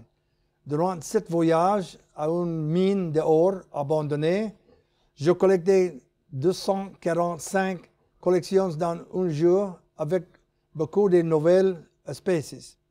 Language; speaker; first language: French; non-native, learner; English